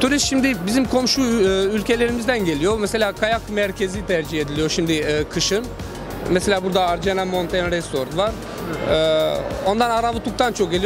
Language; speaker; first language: Turkish; non-native, fluent; Albanian